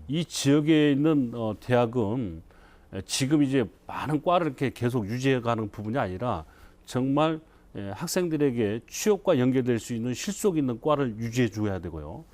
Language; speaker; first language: Korean; native; Korean